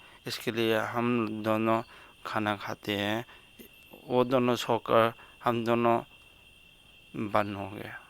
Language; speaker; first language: Hindi; non-native, local second language; Manipuri